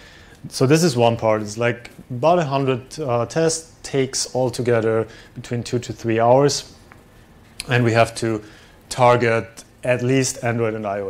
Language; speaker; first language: English; non-native, fluent; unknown